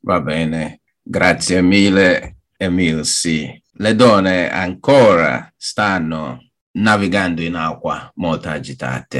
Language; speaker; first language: Italian; non-native, learner; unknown